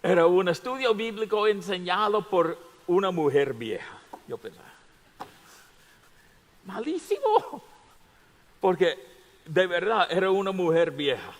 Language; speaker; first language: Spanish; non-native, fluent; English